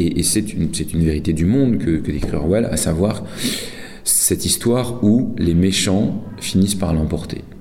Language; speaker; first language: French; native; French